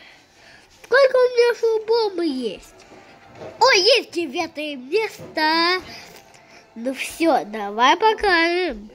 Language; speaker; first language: Russian; early bilingual, heritage; Russian